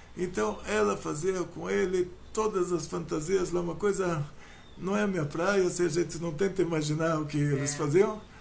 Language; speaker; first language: Portuguese; non-native, fluent; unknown